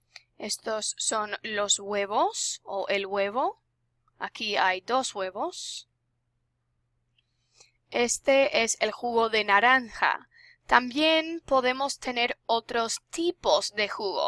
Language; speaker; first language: Spanish; non-native, fluent; English